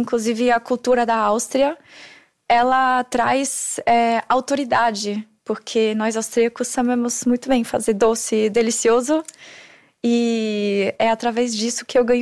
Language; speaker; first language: Portuguese; non-native, fluent; German